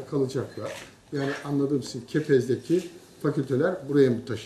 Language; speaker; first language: Turkish; native; Turkish